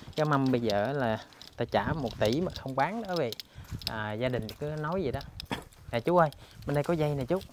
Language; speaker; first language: Vietnamese; native; Vietnamese